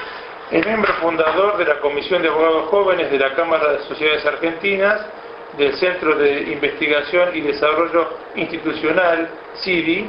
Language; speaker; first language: Spanish; native; Spanish